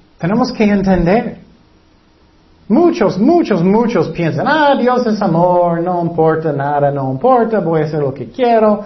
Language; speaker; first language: Spanish; non-native, fluent; English